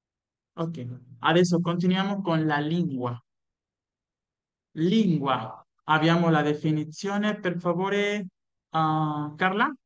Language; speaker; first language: Italian; non-native, fluent; Spanish